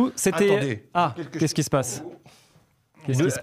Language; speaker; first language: French; native; French